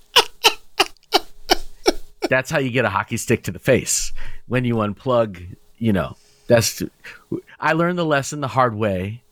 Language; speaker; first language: English; native; English